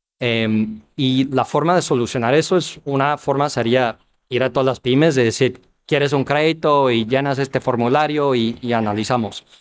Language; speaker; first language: Spanish; non-native, fluent; English